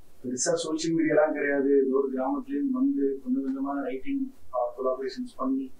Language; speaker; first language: Tamil; native; Tamil